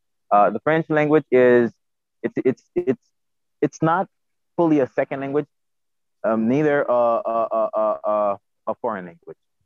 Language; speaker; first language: English; non-native, fluent; Haitian Creole